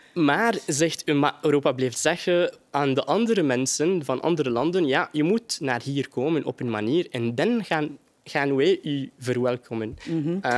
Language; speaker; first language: Dutch; non-native, fluent; Arabic